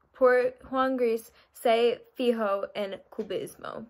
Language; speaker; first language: Spanish; non-native, learner; English